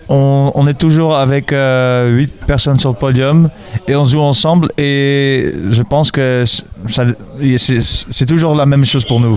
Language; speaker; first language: French; non-native, fluent; Dutch